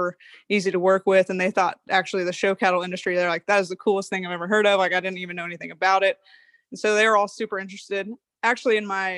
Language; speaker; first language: English; native; English